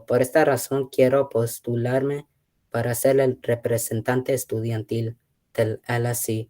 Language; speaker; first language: Spanish; early bilingual, heritage; Spanish